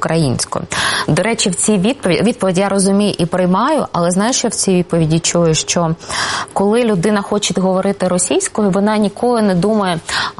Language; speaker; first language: Ukrainian; non-native, local second language; Russian